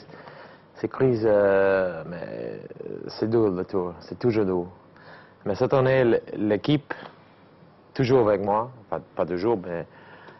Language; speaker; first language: French; non-native, learner; English